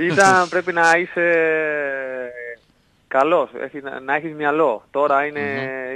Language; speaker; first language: Greek; non-native, learner; Spanish